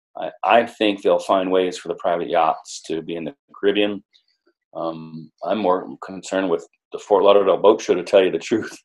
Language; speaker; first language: English; native; English